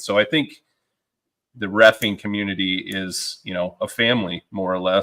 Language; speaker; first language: English; native; English